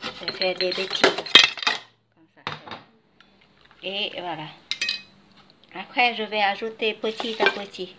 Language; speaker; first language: French; non-native, learner; Vietnamese